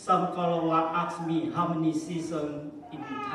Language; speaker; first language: English; non-native, learner; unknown